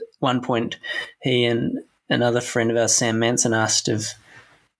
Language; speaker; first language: English; native; English